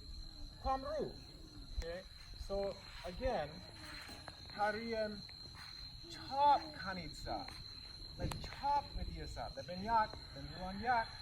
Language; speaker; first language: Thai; non-native, learner; English